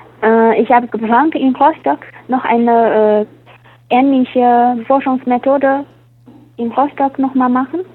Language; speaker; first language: German; non-native, learner; Chinese